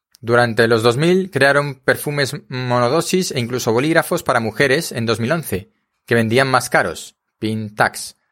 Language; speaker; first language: Spanish; native; Spanish